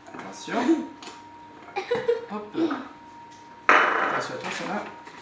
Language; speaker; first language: French; native; French